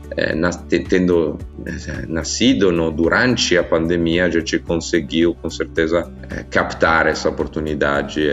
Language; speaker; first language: Portuguese; non-native, fluent; Italian